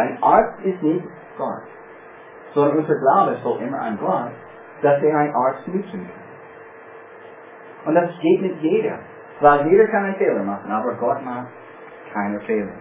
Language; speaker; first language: German; non-native, fluent; English